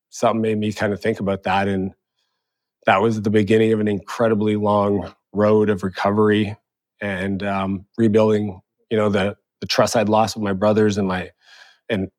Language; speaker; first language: English; native; English